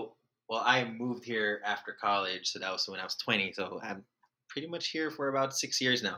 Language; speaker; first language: English; non-native, local second language; Filipino